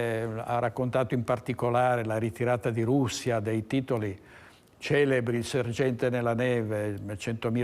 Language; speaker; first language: Italian; native; Italian